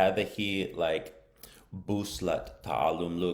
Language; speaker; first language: Arabic; non-native, learner; English